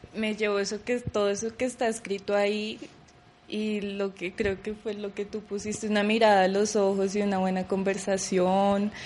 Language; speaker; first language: Spanish; non-native, fluent; Swedish